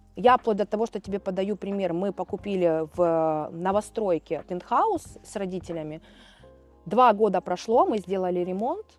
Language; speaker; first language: Russian; non-native, fluent; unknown